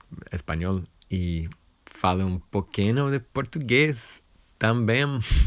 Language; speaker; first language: Spanish; non-native, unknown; English